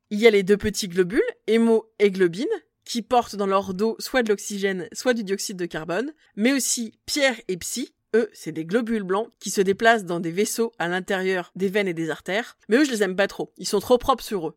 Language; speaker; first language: French; native; French